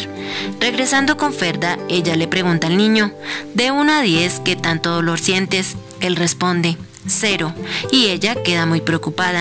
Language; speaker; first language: Spanish; native; Spanish